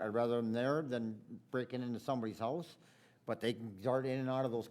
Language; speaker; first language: English; native; English